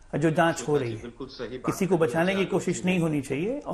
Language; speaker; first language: Hindi; native; Hindi